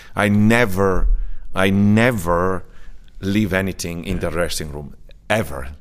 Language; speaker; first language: English; early bilingual, other home language; Italian